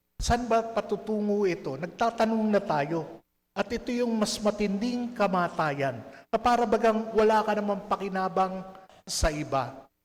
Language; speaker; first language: Filipino; native; Filipino